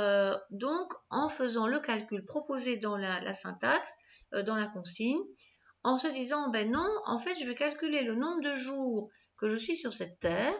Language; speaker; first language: French; native; French